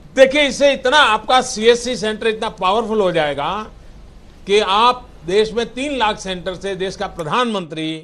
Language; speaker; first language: Hindi; non-native, local second language; Gujarati